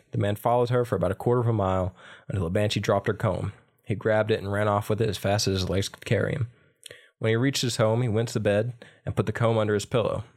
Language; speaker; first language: English; native; English